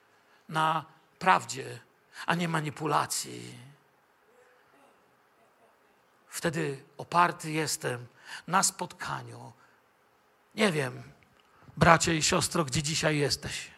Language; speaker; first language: Polish; native; Polish